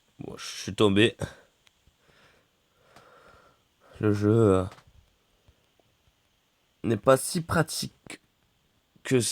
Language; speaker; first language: French; native; French